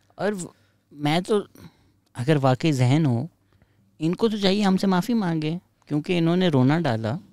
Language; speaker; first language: Urdu; native; Urdu